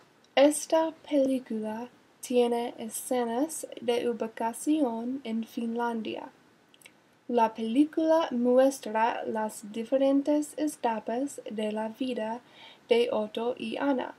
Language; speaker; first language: Spanish; non-native, learner; English